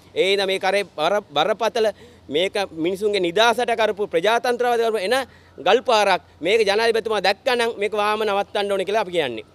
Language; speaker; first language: Sinhala; native; Sinhala